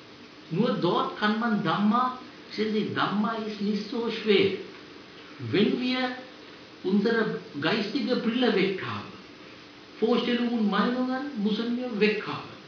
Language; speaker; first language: German; non-native, fluent; Sinhala